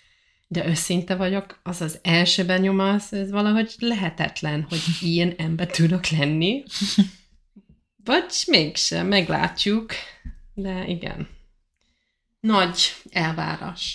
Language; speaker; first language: Hungarian; non-native, learner; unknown